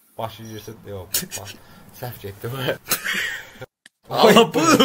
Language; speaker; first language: Russian; non-native, learner; Kazakh